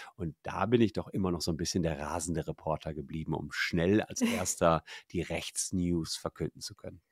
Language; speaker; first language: German; native; German